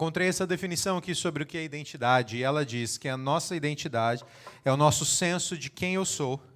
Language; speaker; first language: Portuguese; native; Portuguese